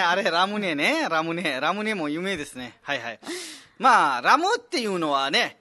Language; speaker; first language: Japanese; native; Japanese